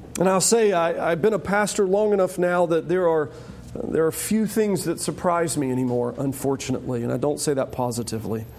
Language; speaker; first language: English; native; English